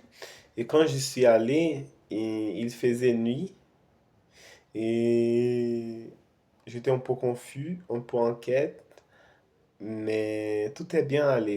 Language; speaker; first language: French; non-native, fluent; Portuguese